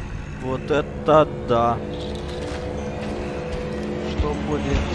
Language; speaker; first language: Russian; non-native, local second language; Romanian